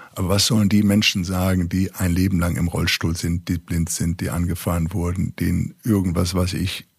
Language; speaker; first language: German; native; German